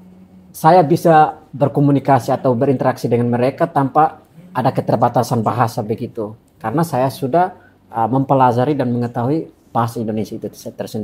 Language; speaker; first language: Indonesian; non-native, fluent; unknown